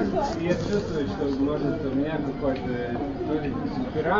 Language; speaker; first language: Russian; non-native, fluent; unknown